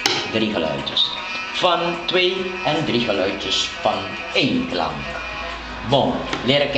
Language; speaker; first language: Dutch; non-native, local second language; Papiamento